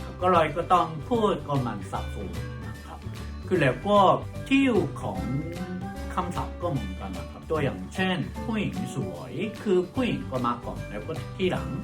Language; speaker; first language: Thai; non-native, fluent; Korean